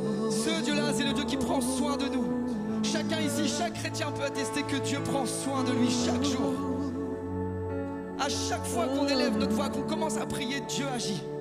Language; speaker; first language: French; native; French